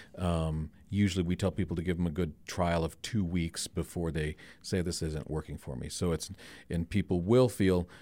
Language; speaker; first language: English; native; English